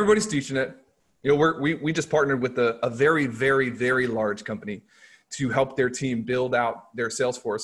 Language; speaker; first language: English; native; English